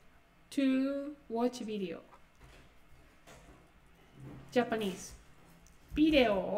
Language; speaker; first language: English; non-native, fluent; Japanese